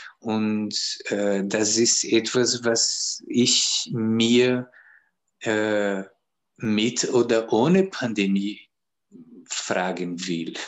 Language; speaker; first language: German; non-native, fluent; Portuguese